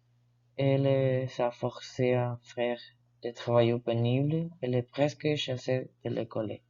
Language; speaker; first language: French; non-native, learner; Spanish